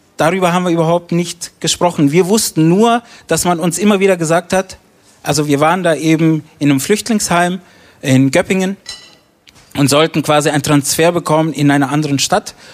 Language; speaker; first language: German; early bilingual, other home language; Romany